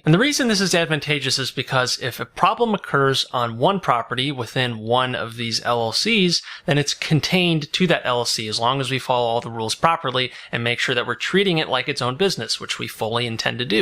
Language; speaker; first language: English; native; English